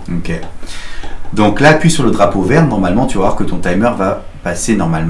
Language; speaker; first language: French; native; French